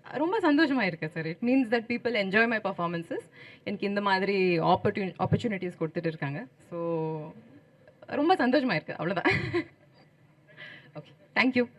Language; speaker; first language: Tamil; non-native, learner; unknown